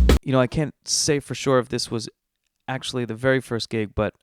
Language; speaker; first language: English; native; English